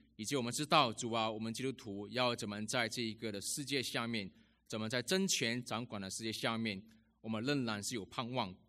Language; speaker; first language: Chinese; native; Chinese